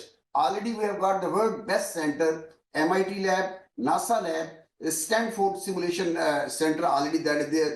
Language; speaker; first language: English; non-native, local second language; Urdu